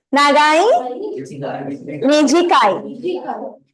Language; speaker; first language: Japanese; non-native, fluent; Tamil